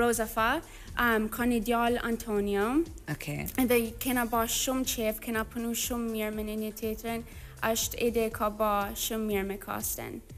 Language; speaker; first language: Albanian; early bilingual, heritage; English